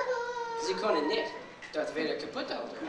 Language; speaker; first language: German; non-native, learner; English